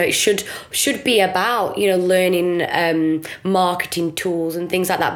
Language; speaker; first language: English; native; English